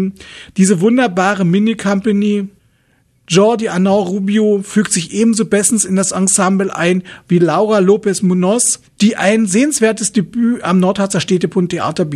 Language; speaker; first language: German; native; German